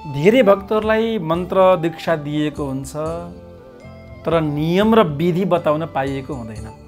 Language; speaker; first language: Nepali; native; Nepali